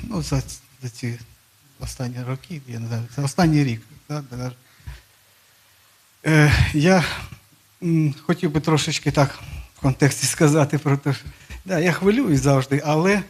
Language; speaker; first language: Ukrainian; non-native, local second language; Russian